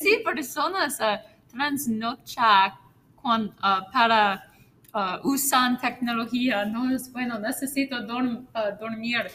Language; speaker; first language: Spanish; non-native, learner; English